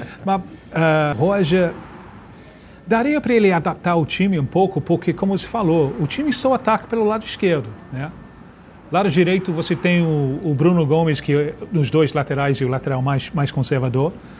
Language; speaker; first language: Portuguese; non-native, fluent; English